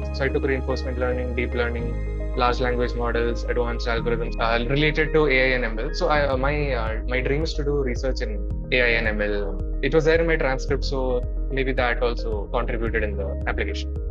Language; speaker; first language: English; non-native, local second language; Malayalam